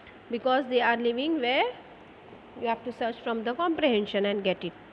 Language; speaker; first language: English; non-native, local second language; Marathi